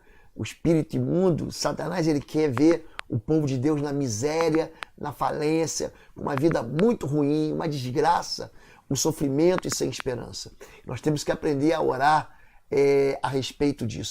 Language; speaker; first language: Portuguese; native; Portuguese